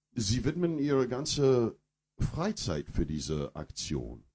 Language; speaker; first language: German; non-native, fluent; English